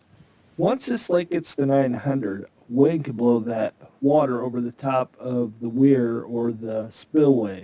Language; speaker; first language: English; native; English